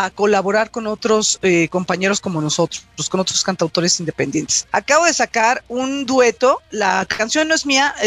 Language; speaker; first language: Spanish; native; Spanish